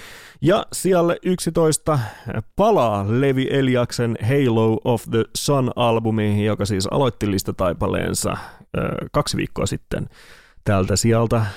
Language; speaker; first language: Finnish; native; Finnish